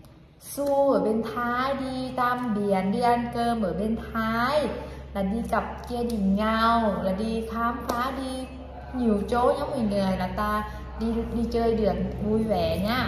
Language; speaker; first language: Vietnamese; non-native, fluent; Thai